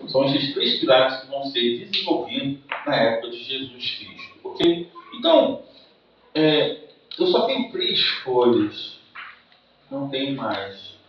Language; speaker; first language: Portuguese; native; Portuguese